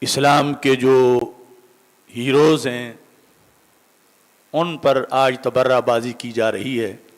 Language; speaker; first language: Urdu; native; Urdu